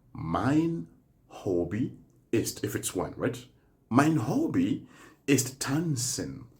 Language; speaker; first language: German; non-native, fluent; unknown